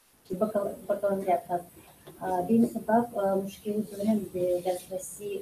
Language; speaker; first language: Persian; non-native, fluent; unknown